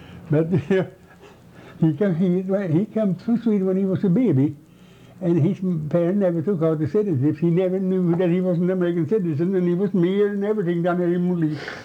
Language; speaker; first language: English; non-native, fluent; Swedish